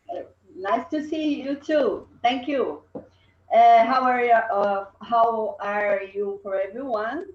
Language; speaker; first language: English; non-native, learner; Portuguese